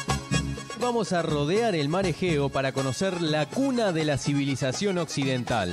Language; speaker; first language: Spanish; native; Spanish